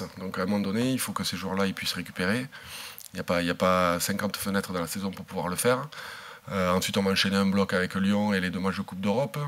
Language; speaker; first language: French; native; French